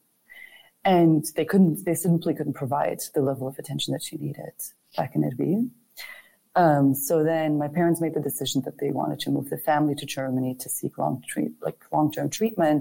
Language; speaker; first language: English; non-native, fluent; German